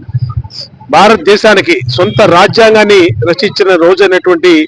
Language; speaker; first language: Telugu; native; Telugu